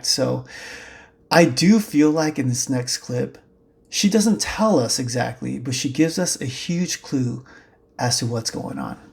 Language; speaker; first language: English; native; English